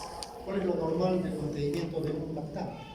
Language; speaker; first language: Spanish; native; Spanish